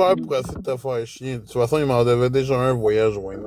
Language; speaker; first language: French; native; French